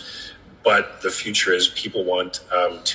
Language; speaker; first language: English; native; English